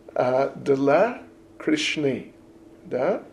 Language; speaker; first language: Russian; non-native, learner; English